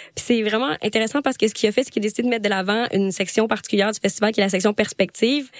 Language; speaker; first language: French; native; French